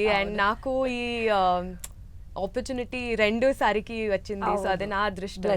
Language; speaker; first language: Telugu; non-native, learner; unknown